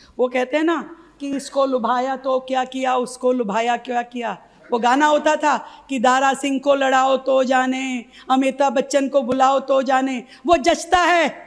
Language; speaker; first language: Hindi; native; Hindi